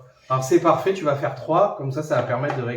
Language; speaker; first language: French; native; French